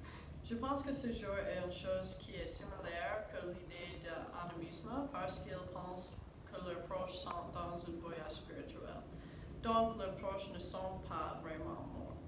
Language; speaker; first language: French; non-native, learner; English